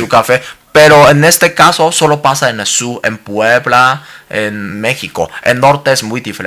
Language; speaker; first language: Spanish; non-native, learner; Cantonese